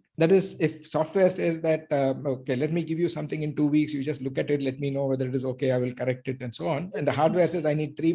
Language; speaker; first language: English; non-native, local second language; Tamil